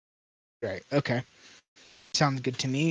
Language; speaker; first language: English; native; English